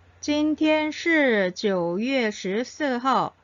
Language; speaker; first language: Chinese; non-native, fluent; Korean